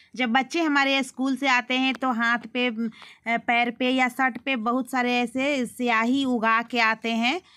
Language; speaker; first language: Hindi; native; Hindi